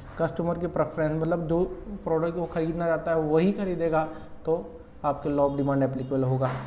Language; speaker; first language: Hindi; native; Hindi